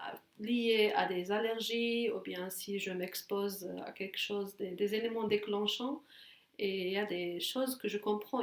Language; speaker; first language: French; non-native, fluent; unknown